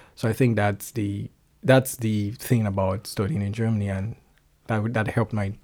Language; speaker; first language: English; non-native, local second language; Yoruba